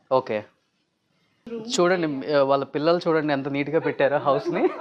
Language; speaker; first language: Telugu; native; Telugu